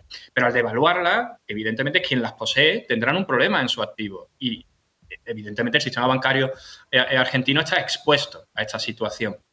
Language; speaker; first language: Spanish; native; Spanish